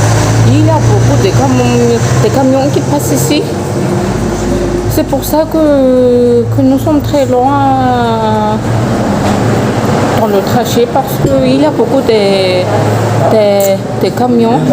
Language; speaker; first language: French; non-native, local second language; Malagasy